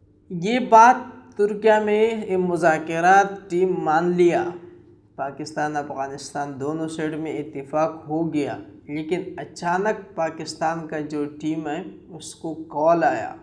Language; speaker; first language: Hindi; non-native, local second language; Pashto